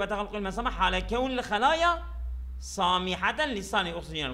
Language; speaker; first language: Arabic; non-native, learner; Turkish